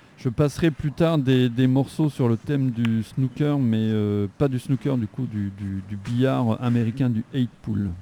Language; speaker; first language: French; native; French